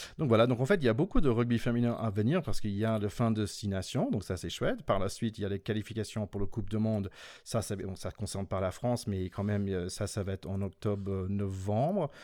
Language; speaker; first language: French; non-native, fluent; English